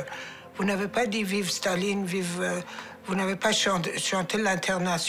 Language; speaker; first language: French; non-native, fluent; Persian